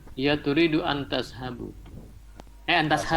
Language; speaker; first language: Arabic; non-native, learner; Indonesian